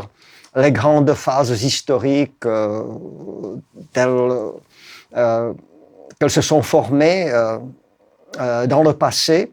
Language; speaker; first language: French; non-native, fluent; Czech